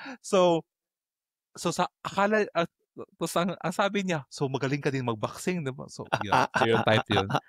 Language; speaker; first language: Filipino; non-native, local second language; Cebuano